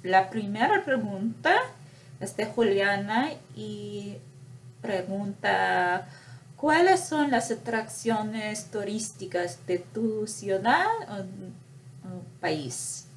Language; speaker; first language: Spanish; non-native, fluent; English